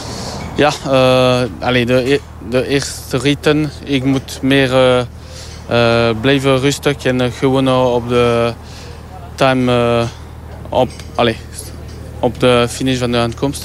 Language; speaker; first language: Dutch; non-native, learner; French